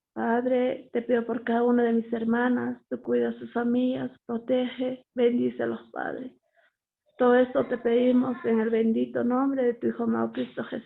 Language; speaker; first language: Spanish; native; Spanish